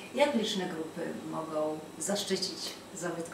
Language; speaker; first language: Polish; native; Polish